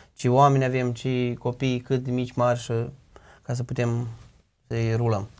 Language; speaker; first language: Romanian; native; Romanian